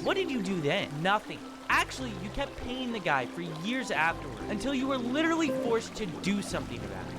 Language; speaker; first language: English; native; English